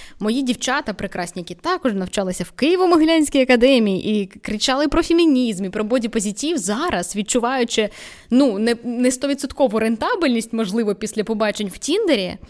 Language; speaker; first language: Ukrainian; non-native, local second language; Russian